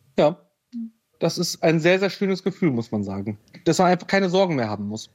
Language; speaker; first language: German; native; German